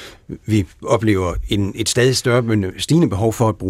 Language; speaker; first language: Danish; native; Danish